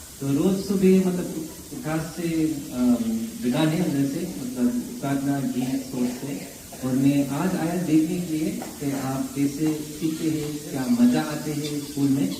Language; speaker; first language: Hindi; non-native, local second language; Gujarati